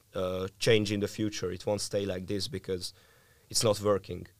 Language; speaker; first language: English; non-native, fluent; Hungarian